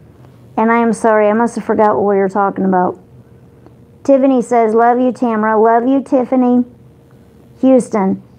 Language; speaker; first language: English; native; English